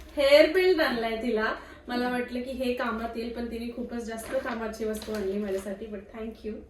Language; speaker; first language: Marathi; non-native, local second language; Hindi